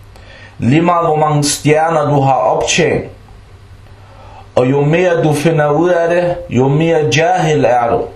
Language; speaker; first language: Danish; early bilingual, other home language; Arabic